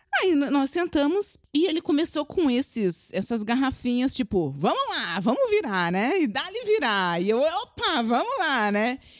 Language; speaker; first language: Portuguese; native; Portuguese